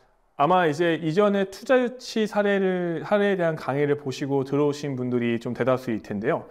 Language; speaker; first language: Korean; native; Korean